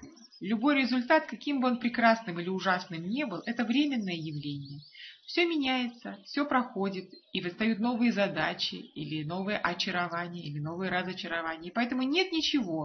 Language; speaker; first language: Russian; native; Russian